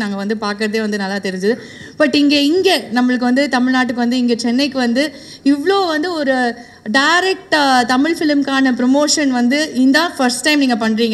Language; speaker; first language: Tamil; native; Tamil